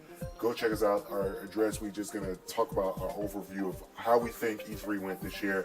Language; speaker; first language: English; native; English